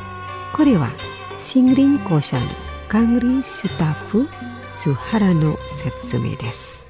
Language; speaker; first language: Japanese; non-native, fluent; Indonesian